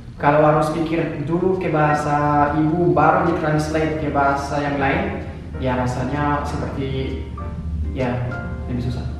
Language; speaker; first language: Indonesian; non-native, fluent; French